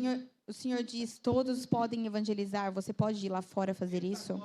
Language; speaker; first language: Portuguese; native; Portuguese